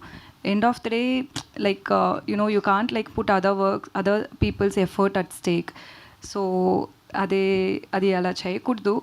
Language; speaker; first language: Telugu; non-native, learner; Tamil